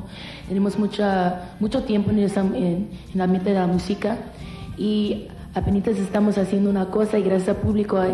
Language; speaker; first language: Spanish; early bilingual, heritage; English